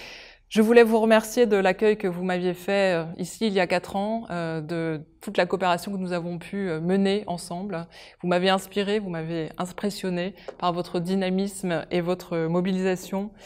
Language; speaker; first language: French; native; French